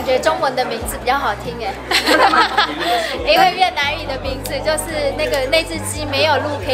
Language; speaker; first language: Chinese; non-native, fluent; Vietnamese